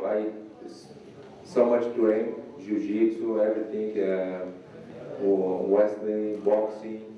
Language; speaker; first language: English; non-native, learner; Portuguese